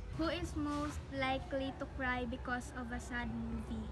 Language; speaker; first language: English; non-native, local second language; Filipino